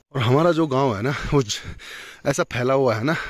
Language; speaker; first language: Hindi; native; Hindi